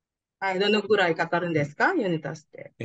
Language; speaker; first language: Japanese; non-native, fluent; Indonesian